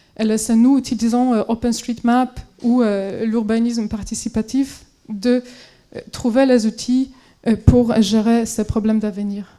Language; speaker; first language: French; non-native, fluent; Polish